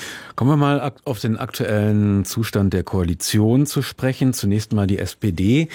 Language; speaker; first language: German; native; German